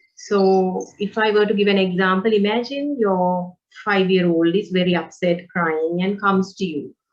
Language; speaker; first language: English; non-native, local second language; Sinhala